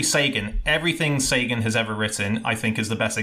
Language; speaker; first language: English; native; English